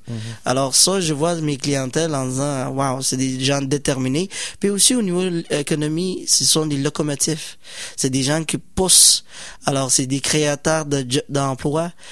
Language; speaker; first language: French; non-native, fluent; Somali